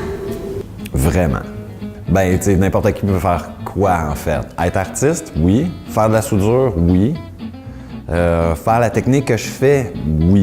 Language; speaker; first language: French; native; French